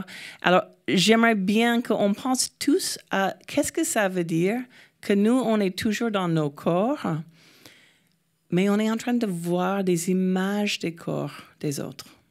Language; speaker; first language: French; non-native, fluent; English